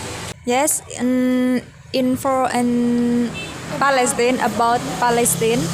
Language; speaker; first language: English; non-native, learner; Indonesian